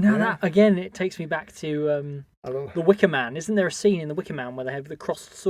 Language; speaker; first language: English; native; English